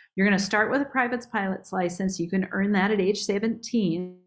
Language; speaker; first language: English; native; English